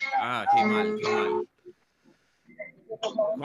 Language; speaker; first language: Spanish; non-native, learner; English